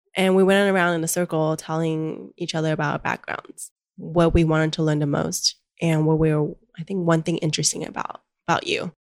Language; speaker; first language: English; early bilingual, other home language; Chinese